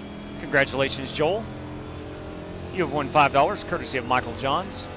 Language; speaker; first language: English; native; English